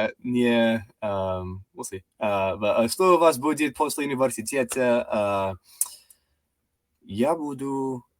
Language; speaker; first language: Russian; non-native, learner; English